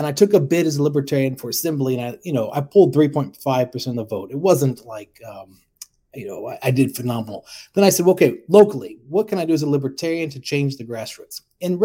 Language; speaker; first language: English; native; English